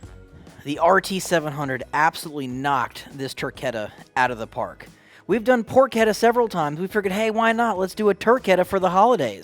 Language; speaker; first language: English; native; English